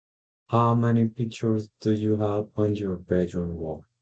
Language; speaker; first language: English; non-native, learner; Spanish